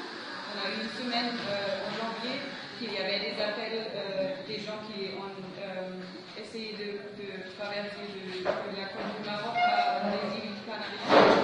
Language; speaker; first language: French; non-native, fluent; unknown